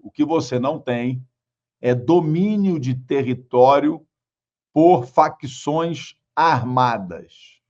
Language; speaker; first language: Portuguese; native; Portuguese